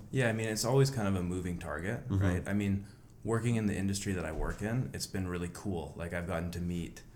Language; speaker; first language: English; native; English